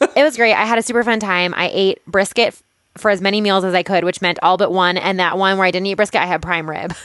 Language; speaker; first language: English; native; English